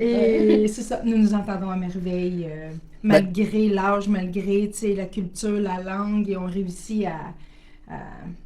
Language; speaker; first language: French; native; French